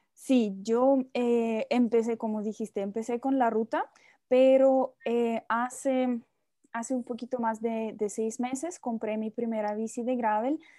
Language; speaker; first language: Spanish; non-native, fluent; Russian